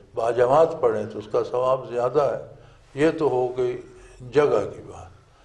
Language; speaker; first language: Urdu; non-native, local second language; Punjabi